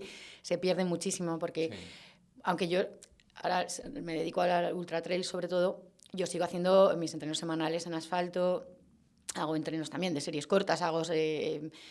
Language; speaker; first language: Spanish; native; Spanish